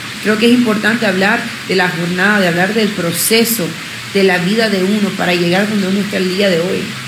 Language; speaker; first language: Spanish; early bilingual, other home language; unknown